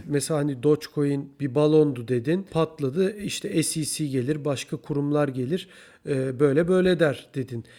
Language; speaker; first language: Turkish; native; Turkish